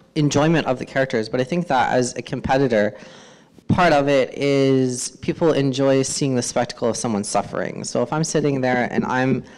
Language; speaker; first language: English; native; English